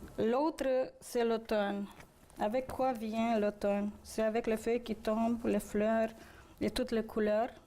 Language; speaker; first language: French; non-native, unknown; Romanian